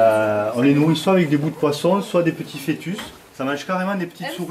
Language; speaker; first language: French; native; French